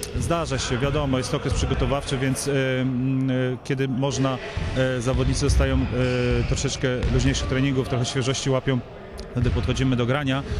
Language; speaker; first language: Polish; native; Polish